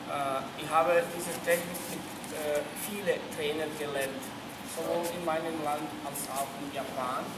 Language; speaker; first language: German; non-native, fluent; Croatian